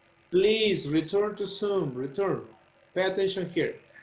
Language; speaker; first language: English; non-native, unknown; Spanish